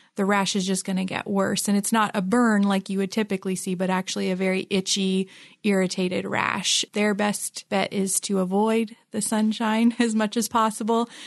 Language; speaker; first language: English; non-native, local second language; Filipino